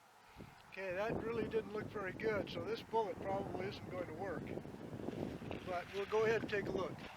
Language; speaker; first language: English; native; English